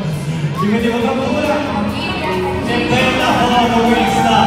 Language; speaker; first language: Italian; native; Italian